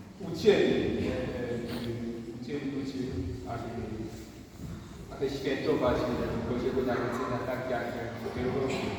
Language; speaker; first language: Polish; non-native, learner; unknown